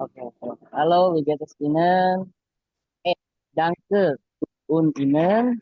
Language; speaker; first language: German; non-native, learner; Indonesian